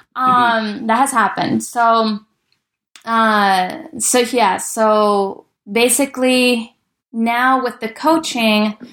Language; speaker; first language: English; early bilingual, other home language; Spanish